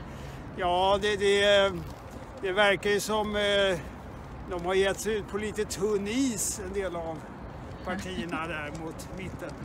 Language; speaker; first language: Swedish; native; Swedish